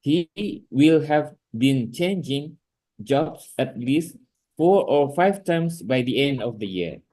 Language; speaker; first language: English; non-native, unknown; Indonesian